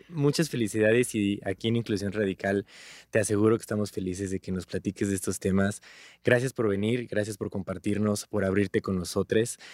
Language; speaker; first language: Spanish; native; Spanish